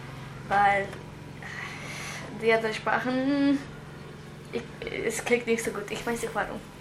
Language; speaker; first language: German; early bilingual, other home language; Croatian